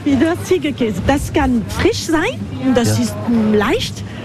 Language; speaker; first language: German; non-native, learner; French